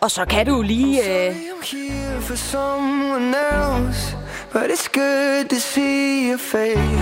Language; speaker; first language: Danish; native; Danish